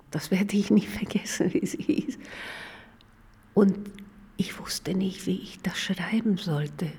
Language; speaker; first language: German; non-native, fluent; Spanish